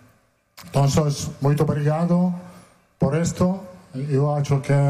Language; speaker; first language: Portuguese; non-native, fluent; Italian